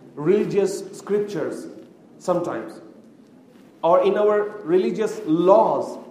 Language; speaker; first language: English; non-native, local second language; Urdu